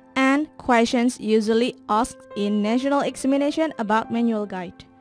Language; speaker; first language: English; non-native, fluent; Indonesian